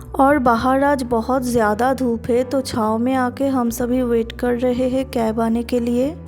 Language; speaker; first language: Hindi; non-native, local second language; Bangla